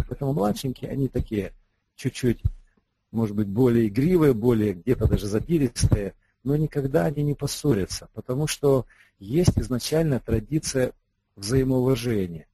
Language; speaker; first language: Russian; native; Russian